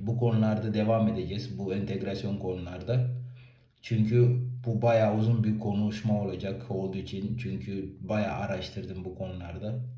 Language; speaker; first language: Turkish; non-native, fluent; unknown